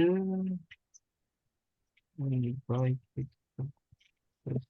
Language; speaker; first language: English; non-native, learner; Spanish